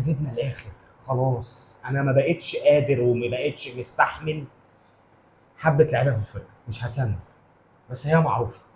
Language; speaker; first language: Arabic; native; Arabic